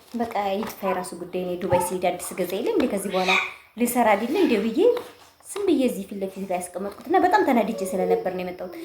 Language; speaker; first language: Amharic; native; Amharic